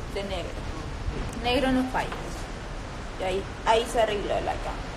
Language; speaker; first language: Spanish; native; Spanish